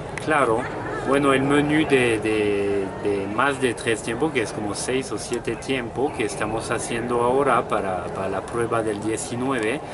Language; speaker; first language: Spanish; non-native, fluent; French